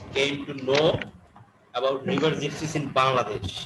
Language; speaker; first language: English; non-native, local second language; Bangla